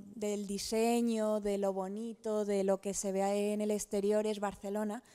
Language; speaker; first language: Spanish; native; Spanish